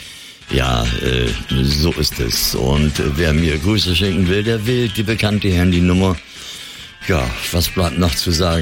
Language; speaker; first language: German; native; German